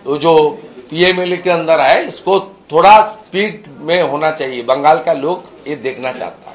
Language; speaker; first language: Hindi; non-native, local second language; Bangla